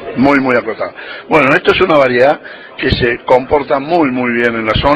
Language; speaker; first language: Spanish; native; Spanish